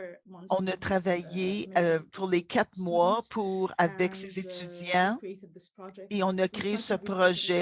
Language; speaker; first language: French; non-native, fluent; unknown